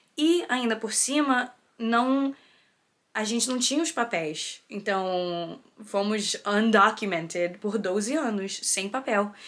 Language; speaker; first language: Portuguese; early bilingual, heritage; Portuguese